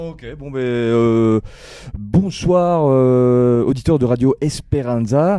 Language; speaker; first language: French; native; French